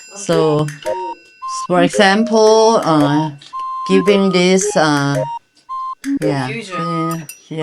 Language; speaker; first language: English; non-native, local second language; Thai